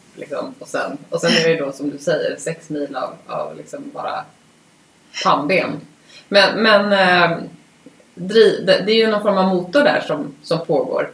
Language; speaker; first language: Swedish; native; Swedish